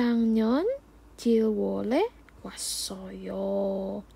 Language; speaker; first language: Korean; non-native, fluent; Indonesian